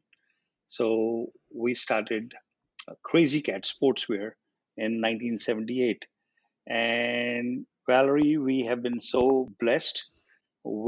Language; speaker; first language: English; non-native, local second language; Gujarati